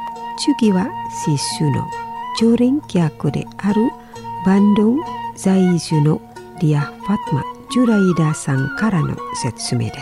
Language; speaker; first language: Japanese; non-native, learner; Indonesian